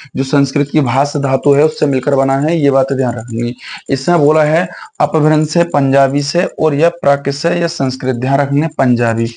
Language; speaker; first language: Hindi; native; Hindi